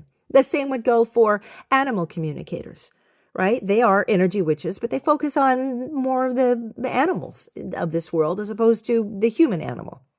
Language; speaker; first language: English; native; English